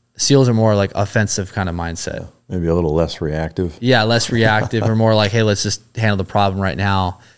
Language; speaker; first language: English; native; English